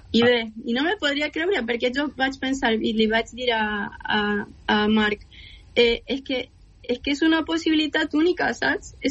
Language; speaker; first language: Catalan; non-native, fluent; Spanish